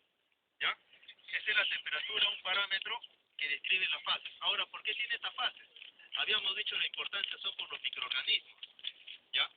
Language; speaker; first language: Spanish; native; Spanish